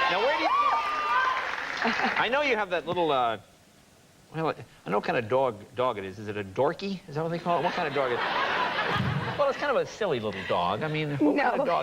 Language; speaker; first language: English; native; English